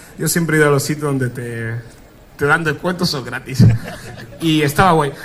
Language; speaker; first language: Spanish; early bilingual, other home language; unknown